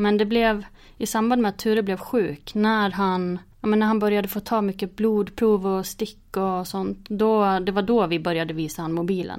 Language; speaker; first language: Swedish; native; Swedish